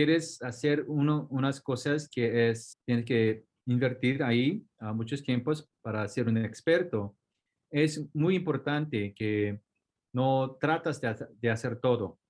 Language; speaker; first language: Spanish; non-native, fluent; Korean